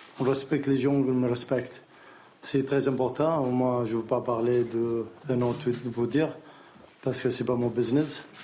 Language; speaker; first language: French; non-native, learner; Arabic